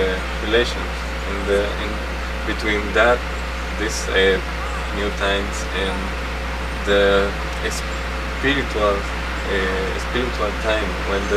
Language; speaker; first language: English; non-native, learner; Spanish